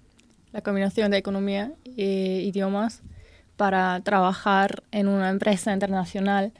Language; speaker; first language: Spanish; non-native, learner; German